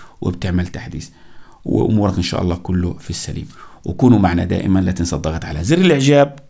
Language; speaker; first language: Arabic; native; Arabic